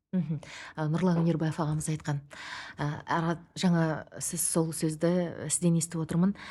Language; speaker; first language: Kazakh; native; Kazakh